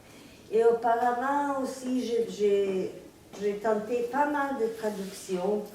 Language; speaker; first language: French; non-native, fluent; Serbian